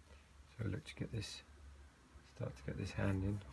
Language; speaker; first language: English; native; English